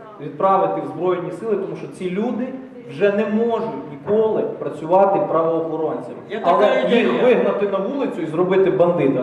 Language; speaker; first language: Ukrainian; native; Ukrainian